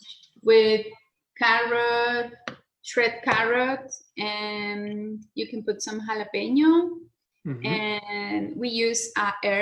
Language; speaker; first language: English; non-native, learner; Spanish